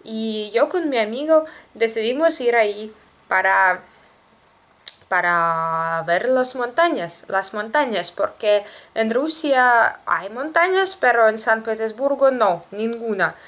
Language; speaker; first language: Spanish; non-native, learner; Russian